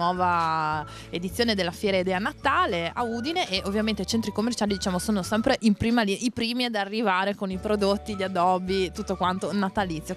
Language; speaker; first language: Italian; native; Italian